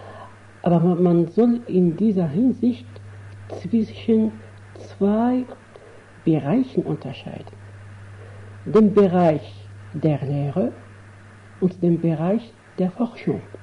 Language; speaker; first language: German; non-native, fluent; Arabic